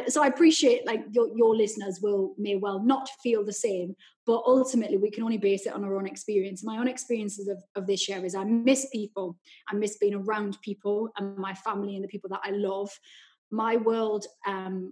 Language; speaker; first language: English; native; English